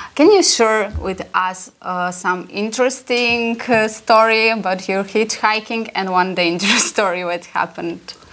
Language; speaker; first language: English; non-native, learner; Bulgarian